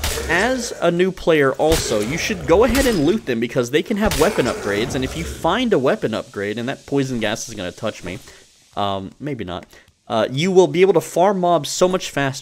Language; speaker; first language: English; native; English